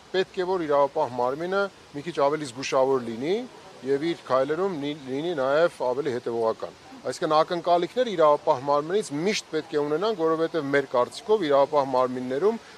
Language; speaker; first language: Armenian; native; Armenian